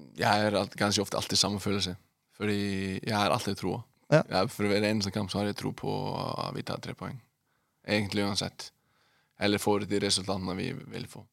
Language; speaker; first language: Norwegian; non-native, fluent; Icelandic